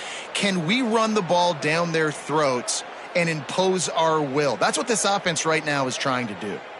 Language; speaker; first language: English; native; English